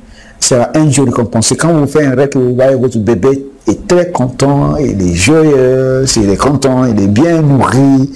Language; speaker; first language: French; non-native, fluent; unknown